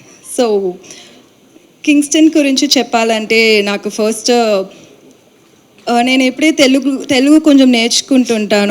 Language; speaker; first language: Telugu; non-native, learner; Tamil